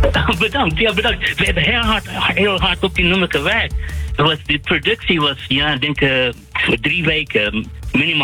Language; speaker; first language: Dutch; non-native, fluent; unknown